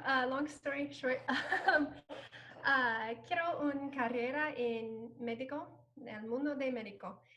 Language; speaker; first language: Spanish; non-native, learner; English